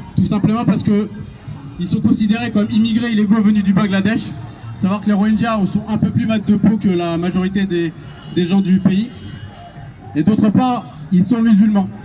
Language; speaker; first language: French; native; French